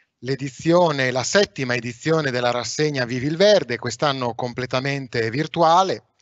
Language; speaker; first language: Italian; native; Italian